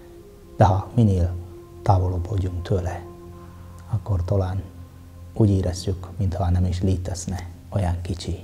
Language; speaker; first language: Hungarian; non-native, fluent; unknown